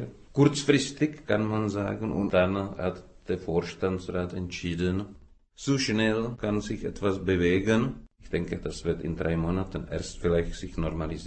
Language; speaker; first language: German; non-native, fluent; Czech